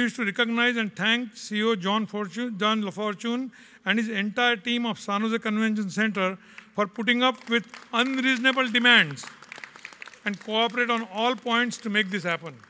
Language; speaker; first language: English; non-native, local second language; Marathi